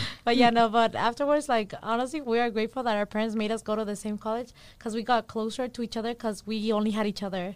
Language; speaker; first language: English; early bilingual, other home language; Spanish